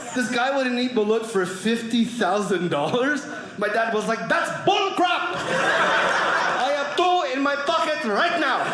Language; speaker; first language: English; native; English